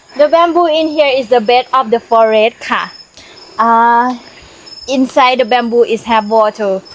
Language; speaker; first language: English; non-native, learner; Thai